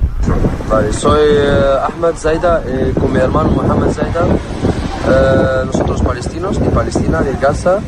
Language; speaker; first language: Spanish; non-native, learner; Arabic